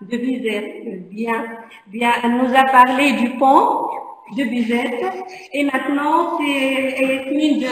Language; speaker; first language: French; non-native, local second language; Arabic